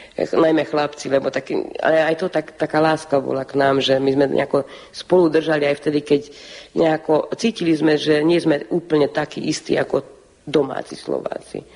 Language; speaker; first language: Slovak; early bilingual, heritage; Slovak